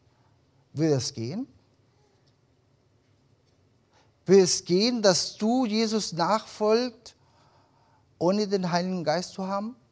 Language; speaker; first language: German; early bilingual, other home language; Spanish